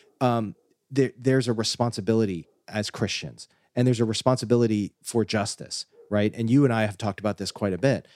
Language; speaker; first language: English; native; English